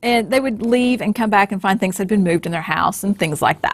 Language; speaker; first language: English; native; English